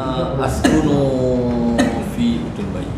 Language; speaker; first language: Arabic; non-native, learner; Indonesian